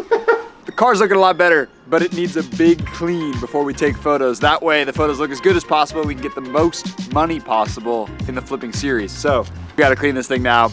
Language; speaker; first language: English; native; English